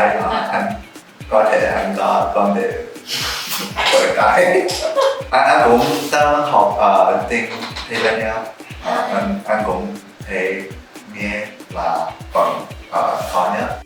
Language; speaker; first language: Vietnamese; non-native, learner; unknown